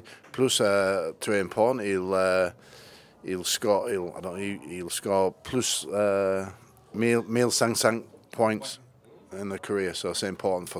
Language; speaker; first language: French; non-native, learner; English